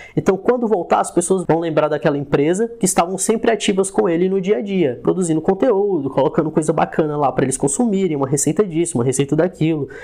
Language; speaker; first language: Portuguese; native; Portuguese